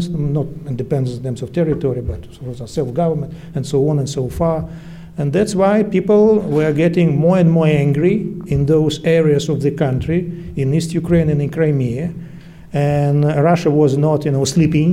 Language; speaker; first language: English; early bilingual, other home language; Russian